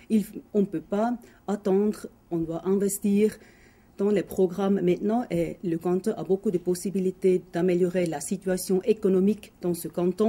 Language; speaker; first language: French; non-native, local second language; German